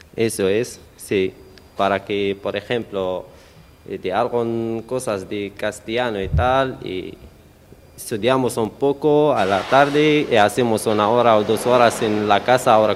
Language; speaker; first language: Spanish; non-native, learner; Arabic